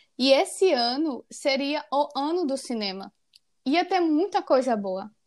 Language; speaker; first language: Portuguese; native; Portuguese